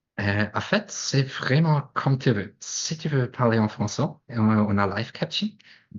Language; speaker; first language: French; non-native, fluent; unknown